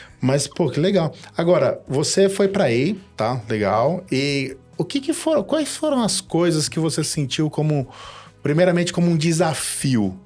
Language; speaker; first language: Portuguese; native; Portuguese